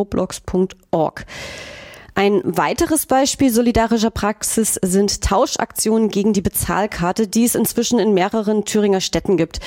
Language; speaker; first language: German; native; German